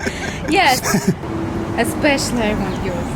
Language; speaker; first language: English; non-native, learner; Russian